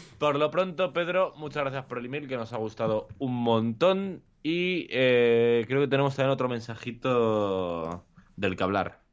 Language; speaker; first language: Spanish; native; Spanish